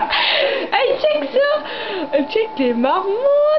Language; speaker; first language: French; native; French